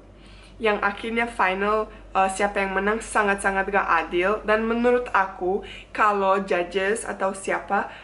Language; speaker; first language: Indonesian; non-native, fluent; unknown